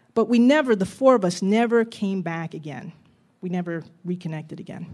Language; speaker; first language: English; native; English